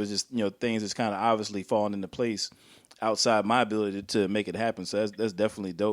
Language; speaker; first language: English; native; English